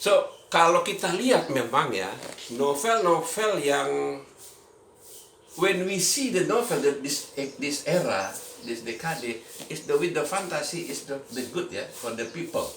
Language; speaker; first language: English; non-native, learner; Indonesian